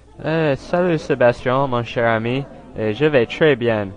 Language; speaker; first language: French; non-native, learner; English